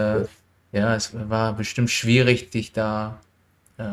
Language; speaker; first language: German; non-native, learner; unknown